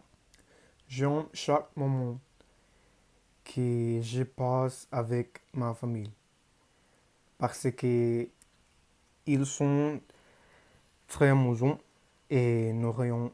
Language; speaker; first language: French; non-native, learner; Spanish